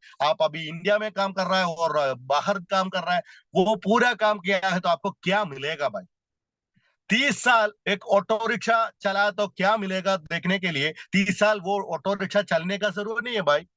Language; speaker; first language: Hindi; non-native, local second language; Malayalam